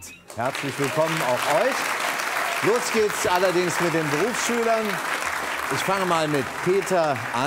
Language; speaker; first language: German; native; German